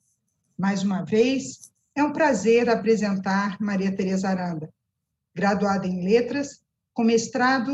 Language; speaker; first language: Portuguese; native; Portuguese